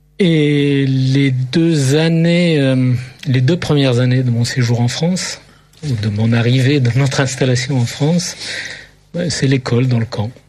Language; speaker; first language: French; early bilingual, other home language; Arabic